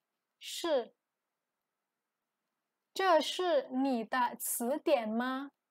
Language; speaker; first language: Chinese; non-native, fluent; Indonesian